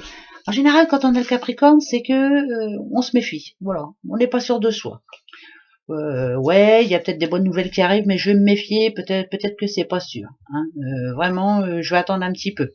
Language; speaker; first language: French; native; French